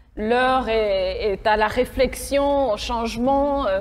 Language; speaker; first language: French; non-native, local second language; Kinyarwanda